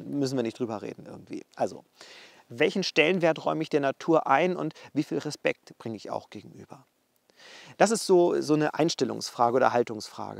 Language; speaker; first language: German; native; German